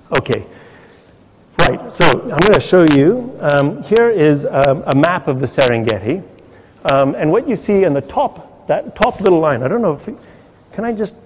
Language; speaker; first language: English; native; English